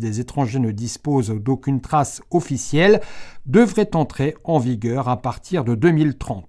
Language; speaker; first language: French; native; French